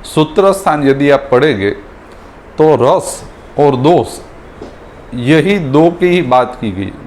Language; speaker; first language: Hindi; non-native, local second language; Gujarati